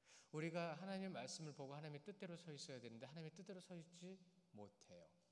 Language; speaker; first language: Korean; native; Korean